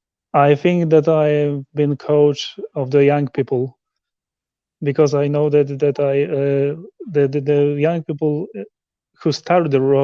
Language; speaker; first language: English; non-native, learner; Polish